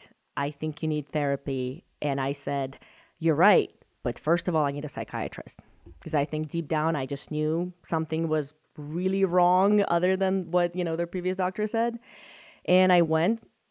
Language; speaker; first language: English; non-native, fluent; Russian